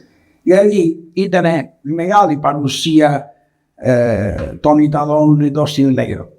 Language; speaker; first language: Greek; non-native, learner; Italian